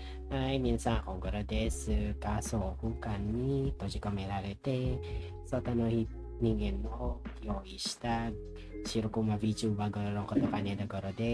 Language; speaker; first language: Japanese; non-native, learner; Filipino